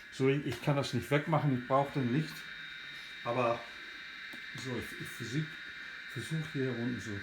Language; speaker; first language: German; non-native, fluent; English